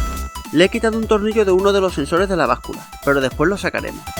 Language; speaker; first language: Spanish; native; Spanish